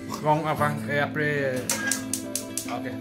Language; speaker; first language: French; non-native, learner; Vietnamese